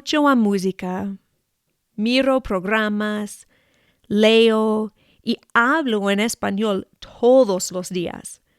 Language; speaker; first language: Spanish; non-native, fluent; English